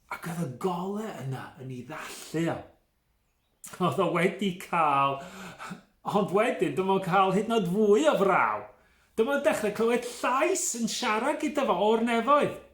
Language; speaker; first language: Welsh; native; Welsh